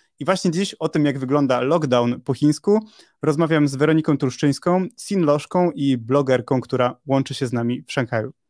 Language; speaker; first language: Polish; native; Polish